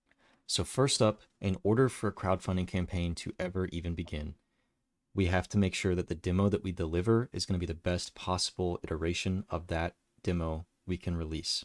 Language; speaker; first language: English; native; English